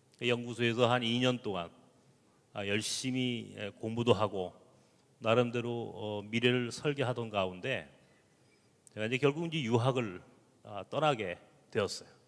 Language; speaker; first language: Korean; native; Korean